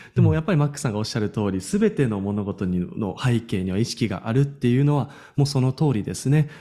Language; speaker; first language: Japanese; native; Japanese